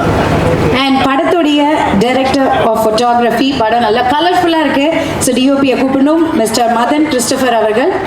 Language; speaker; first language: Tamil; native; Tamil